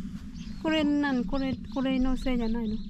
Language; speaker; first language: Japanese; non-native, learner; Vietnamese